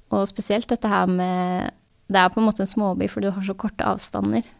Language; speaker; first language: Norwegian; native; Norwegian